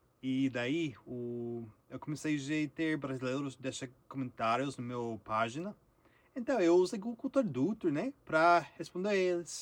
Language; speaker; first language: Portuguese; non-native, learner; English